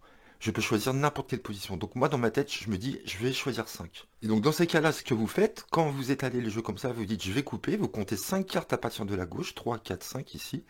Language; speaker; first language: French; native; French